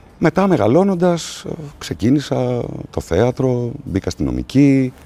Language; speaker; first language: Greek; native; Greek